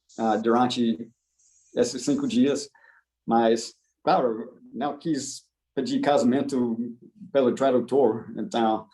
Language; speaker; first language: Portuguese; non-native, fluent; English